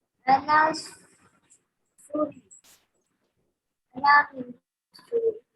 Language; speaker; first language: Arabic; non-native, learner; Urdu